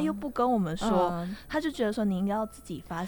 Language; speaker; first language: Chinese; native; Chinese